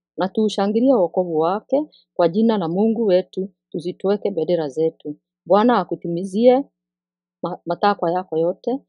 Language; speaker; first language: Swahili; non-native, local second language; Kikuyu